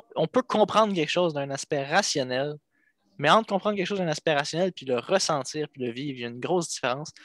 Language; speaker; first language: French; native; French